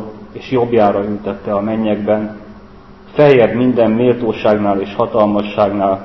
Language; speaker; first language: Hungarian; native; Hungarian